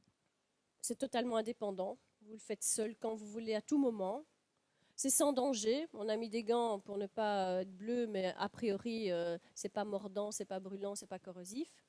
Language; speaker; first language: French; native; French